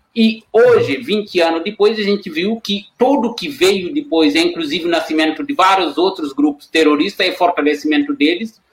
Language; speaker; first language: Portuguese; non-native, fluent; Wolof